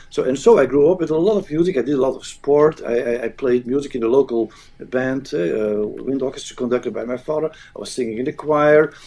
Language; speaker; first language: English; non-native, fluent; Dutch